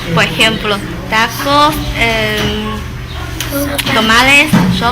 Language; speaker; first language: Spanish; non-native, learner; Cantonese